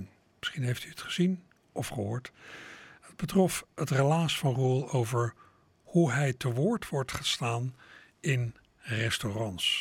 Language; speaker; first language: Dutch; native; Dutch